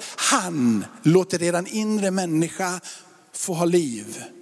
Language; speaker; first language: Swedish; native; Swedish